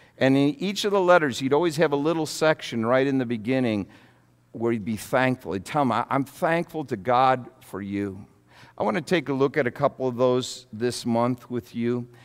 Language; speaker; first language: English; native; English